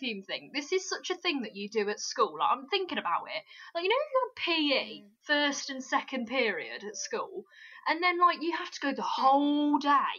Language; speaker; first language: English; native; English